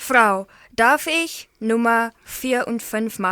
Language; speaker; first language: German; non-native, learner; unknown